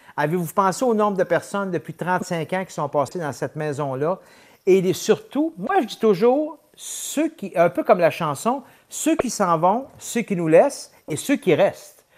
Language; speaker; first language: French; native; French